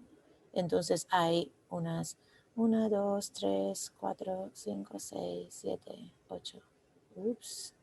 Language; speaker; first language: Spanish; non-native, fluent; English